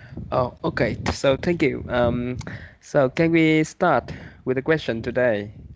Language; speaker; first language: English; non-native, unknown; Vietnamese